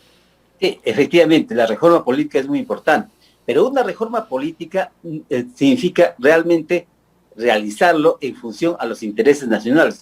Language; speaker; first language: Spanish; native; Spanish